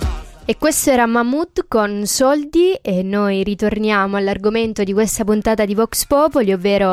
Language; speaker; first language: Italian; native; Italian